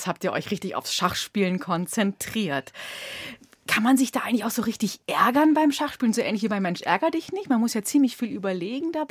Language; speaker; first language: German; native; German